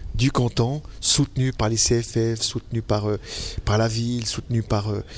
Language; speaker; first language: French; native; French